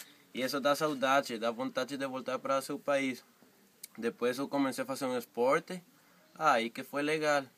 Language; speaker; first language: Portuguese; non-native, fluent; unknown